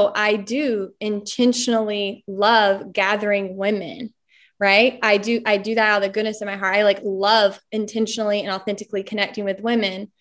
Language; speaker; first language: English; native; English